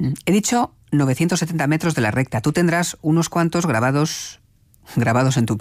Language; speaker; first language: Spanish; native; Spanish